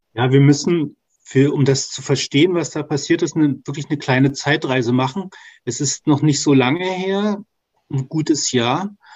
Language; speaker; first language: German; native; German